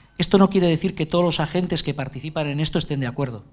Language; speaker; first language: Spanish; native; Spanish